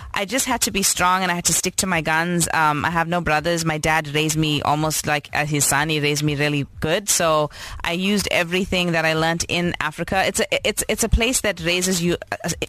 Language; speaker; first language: English; native; English